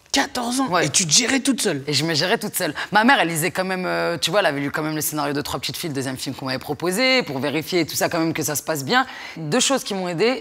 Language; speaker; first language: French; native; French